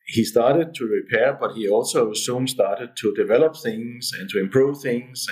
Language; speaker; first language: English; non-native, fluent; Danish